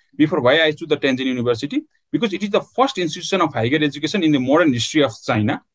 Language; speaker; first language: English; non-native, local second language; Nepali